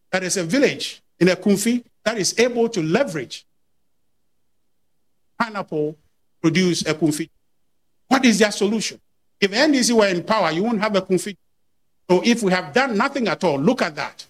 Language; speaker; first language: English; non-native, local second language; Akan